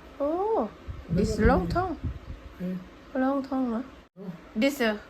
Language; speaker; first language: French; non-native, learner; Thai